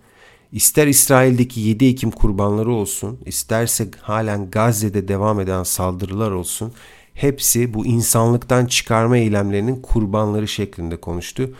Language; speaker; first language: Turkish; native; Turkish